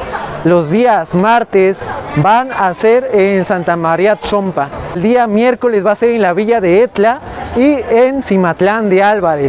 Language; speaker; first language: Spanish; native; Spanish